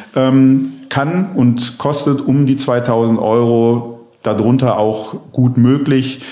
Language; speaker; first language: German; native; German